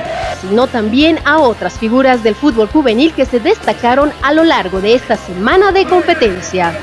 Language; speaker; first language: Spanish; native; Spanish